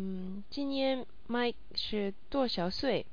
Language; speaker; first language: Chinese; non-native, learner; English